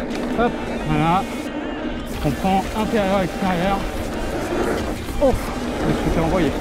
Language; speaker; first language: French; native; French